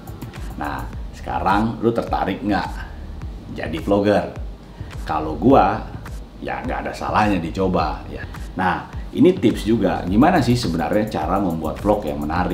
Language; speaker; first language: Indonesian; native; Indonesian